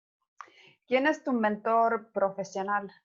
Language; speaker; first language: Spanish; non-native, fluent; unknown